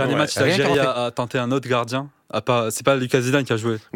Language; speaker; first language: French; early bilingual, other home language; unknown